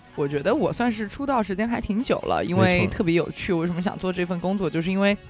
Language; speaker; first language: Chinese; native; Chinese